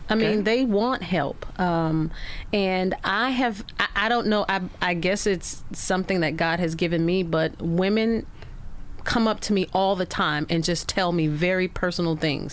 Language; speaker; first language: English; native; English